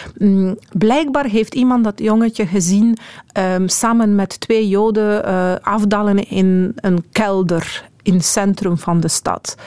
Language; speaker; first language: Dutch; non-native, fluent; Polish